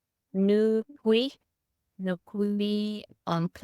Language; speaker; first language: French; non-native, learner; English